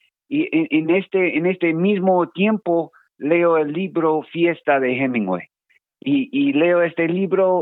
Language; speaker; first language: Spanish; non-native, learner; English